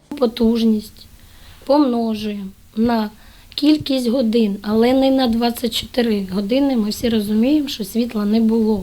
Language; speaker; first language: Ukrainian; native; Ukrainian